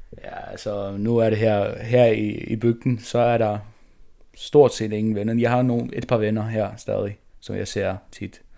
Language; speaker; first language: Danish; non-native, local second language; Faroese